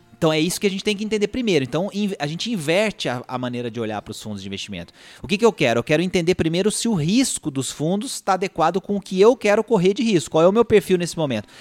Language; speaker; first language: Portuguese; native; Portuguese